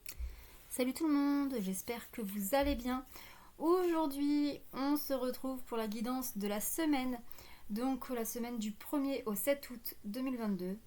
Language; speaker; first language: French; native; French